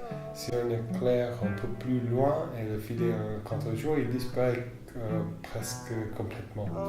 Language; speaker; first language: French; non-native, fluent; English